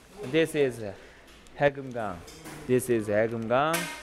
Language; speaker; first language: English; non-native, learner; Korean